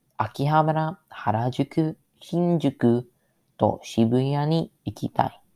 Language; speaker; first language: Japanese; non-native, learner; English